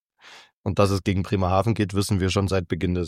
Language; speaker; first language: German; native; German